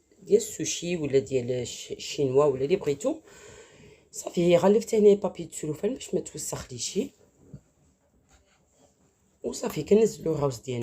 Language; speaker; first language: Arabic; native; Arabic